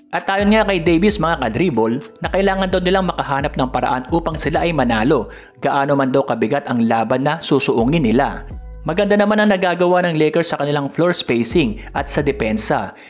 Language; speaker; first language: Filipino; native; Filipino